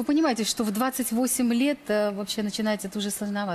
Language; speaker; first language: Russian; native; Russian